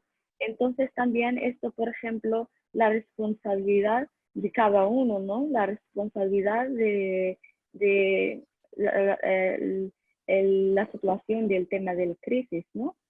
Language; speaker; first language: Spanish; non-native, learner; Arabic